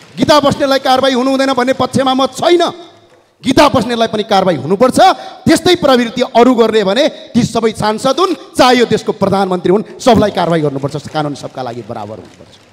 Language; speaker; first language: Nepali; native; Nepali